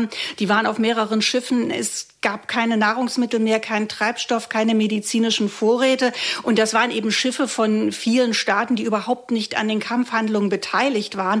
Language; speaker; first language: German; native; German